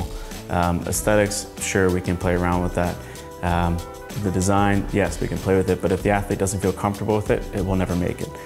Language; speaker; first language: English; native; English